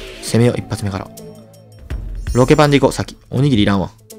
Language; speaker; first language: Japanese; native; Japanese